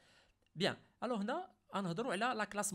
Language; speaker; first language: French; non-native, local second language; Arabic